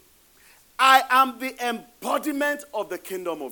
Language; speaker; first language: English; non-native, local second language; Yoruba